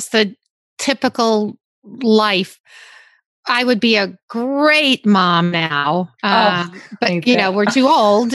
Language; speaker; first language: English; native; English